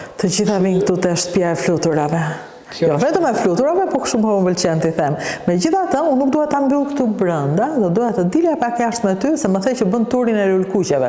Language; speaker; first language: Albanian; native; Albanian